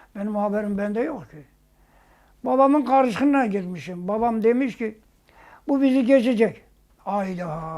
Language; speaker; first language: Turkish; non-native, local second language; Zaza